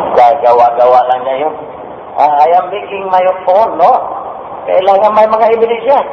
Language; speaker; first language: Filipino; non-native, local second language; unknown